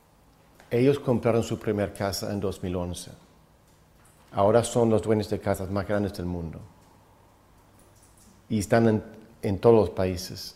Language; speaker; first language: Spanish; non-native, fluent; Swedish